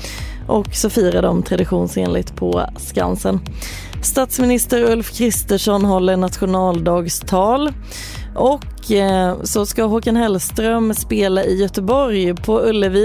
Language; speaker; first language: Swedish; native; Swedish